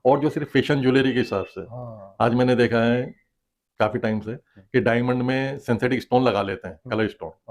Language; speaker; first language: Hindi; native; Hindi